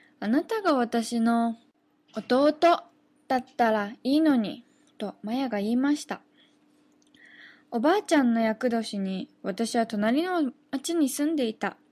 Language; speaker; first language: Japanese; native; Japanese